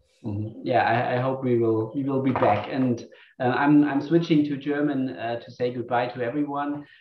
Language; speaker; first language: English; non-native, fluent; German